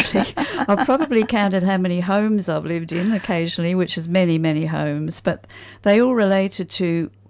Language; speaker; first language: English; native; English